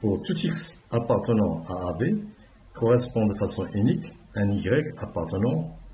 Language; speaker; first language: French; non-native, local second language; Arabic